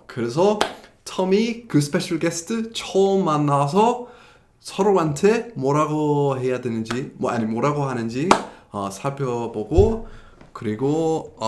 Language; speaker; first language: Korean; non-native, fluent; English